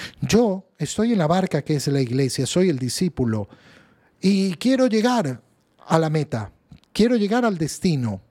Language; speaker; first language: Spanish; native; Spanish